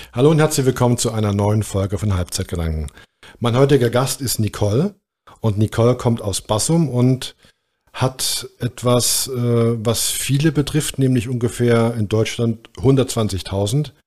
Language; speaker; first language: German; native; German